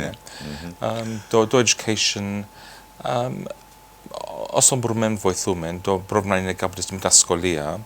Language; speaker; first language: Greek; early bilingual, heritage; English